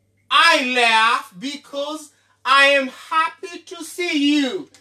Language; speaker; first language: English; non-native, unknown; Haitian Creole